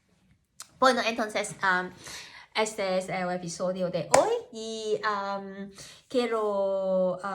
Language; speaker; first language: Spanish; non-native, learner; Cantonese